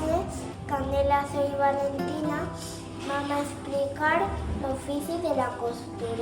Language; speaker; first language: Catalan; non-native, local second language; Spanish